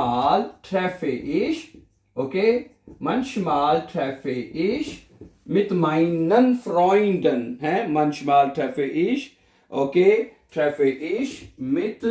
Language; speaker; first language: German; non-native, fluent; Urdu